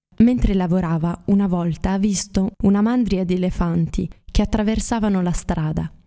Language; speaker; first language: Italian; native; Italian